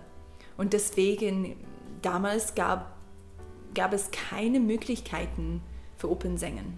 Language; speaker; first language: German; non-native, learner; English